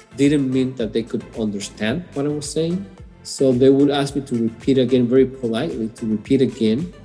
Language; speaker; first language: English; non-native, fluent; Spanish